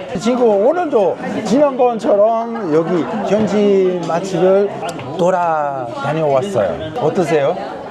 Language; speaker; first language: Korean; non-native, fluent; Italian